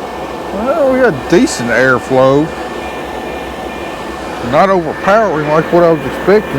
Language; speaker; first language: English; native; English